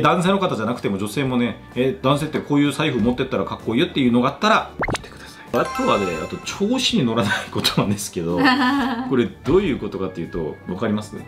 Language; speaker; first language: Japanese; non-native, fluent; Korean